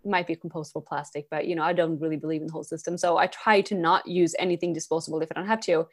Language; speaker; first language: English; non-native, fluent; Swedish